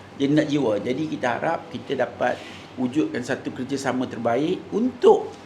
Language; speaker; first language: Malay; native; Malay